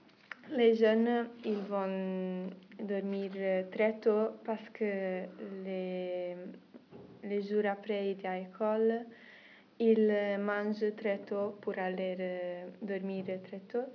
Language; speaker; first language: French; non-native, learner; Italian